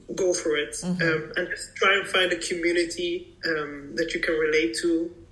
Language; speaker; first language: English; early bilingual, heritage; English